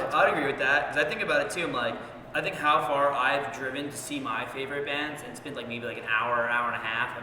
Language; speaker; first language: English; native; English